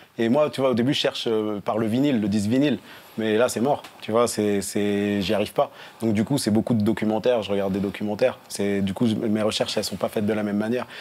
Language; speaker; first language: French; native; French